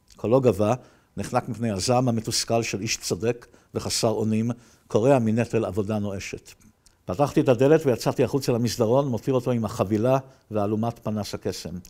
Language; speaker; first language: Hebrew; native; Hebrew